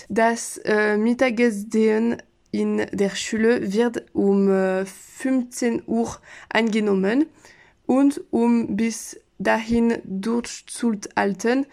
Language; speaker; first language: German; non-native, learner; French